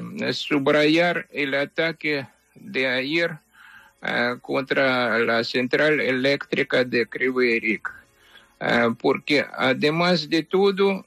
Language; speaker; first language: Spanish; non-native, fluent; Ukrainian